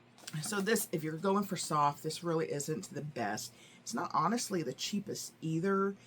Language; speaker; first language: English; native; English